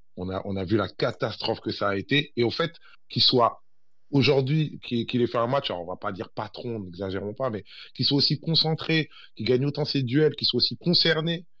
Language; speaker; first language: French; early bilingual, other home language; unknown